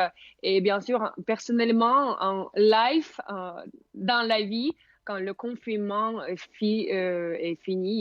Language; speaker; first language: French; non-native, fluent; Russian